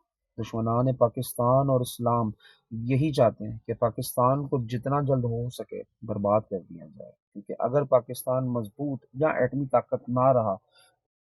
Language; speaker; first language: Urdu; native; Urdu